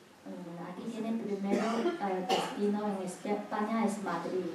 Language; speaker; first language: Spanish; non-native, learner; Chinese